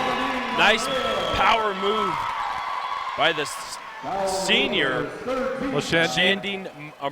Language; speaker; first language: English; native; English